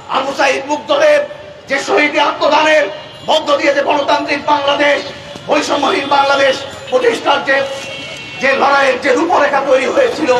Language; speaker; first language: Bangla; native; Bangla